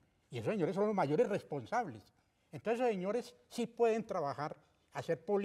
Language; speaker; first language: Spanish; native; Spanish